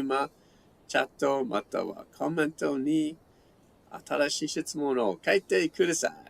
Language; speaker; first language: Japanese; non-native, learner; English